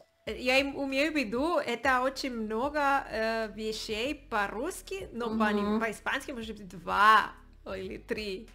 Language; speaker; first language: Russian; non-native, learner; Spanish